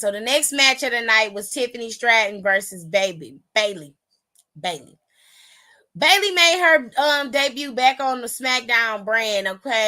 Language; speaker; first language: English; native; English